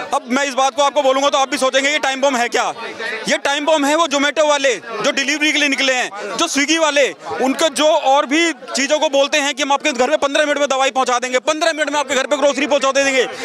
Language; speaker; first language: Hindi; native; Hindi